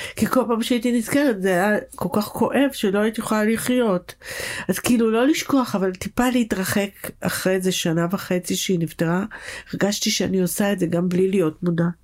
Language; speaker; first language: Hebrew; native; Hebrew